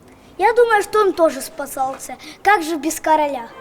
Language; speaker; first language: Russian; non-native, local second language; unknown